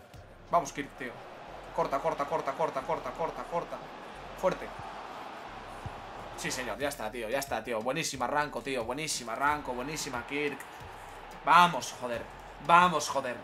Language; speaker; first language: Spanish; native; Spanish